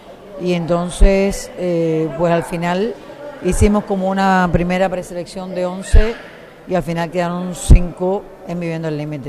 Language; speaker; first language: Spanish; native; Spanish